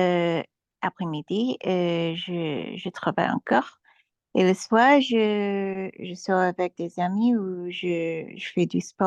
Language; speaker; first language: French; non-native, learner; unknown